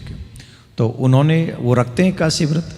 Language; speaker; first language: Hindi; native; Hindi